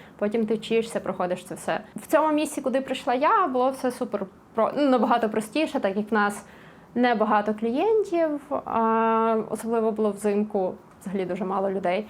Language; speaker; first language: Ukrainian; native; Ukrainian